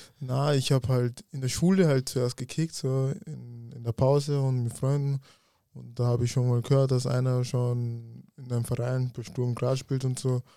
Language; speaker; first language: German; early bilingual, other home language; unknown